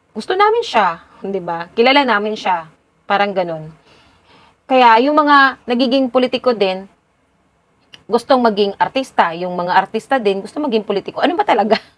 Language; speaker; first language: Filipino; non-native, local second language; Cebuano